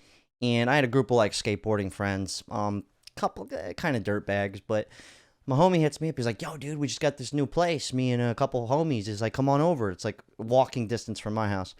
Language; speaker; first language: English; native; English